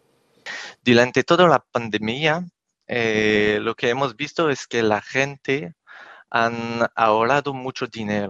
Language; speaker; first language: Spanish; non-native, fluent; French